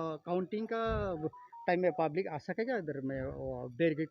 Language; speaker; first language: Hindi; non-native, local second language; Kok Borok